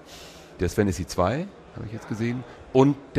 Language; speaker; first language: German; native; German